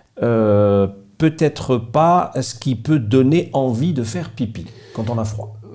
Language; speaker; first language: French; non-native, local second language; Arabic